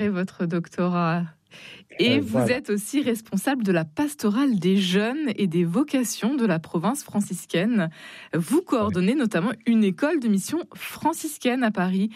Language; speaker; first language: French; native; French